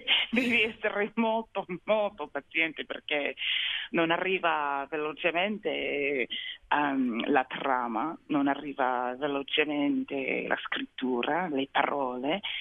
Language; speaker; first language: Italian; non-native, fluent; English